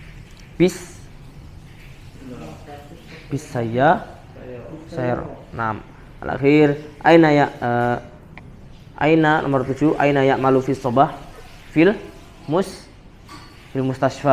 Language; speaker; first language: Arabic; non-native, fluent; Indonesian